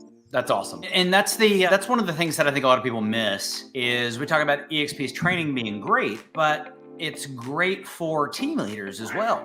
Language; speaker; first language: English; native; English